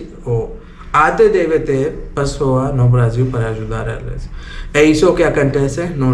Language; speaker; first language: Portuguese; non-native, learner; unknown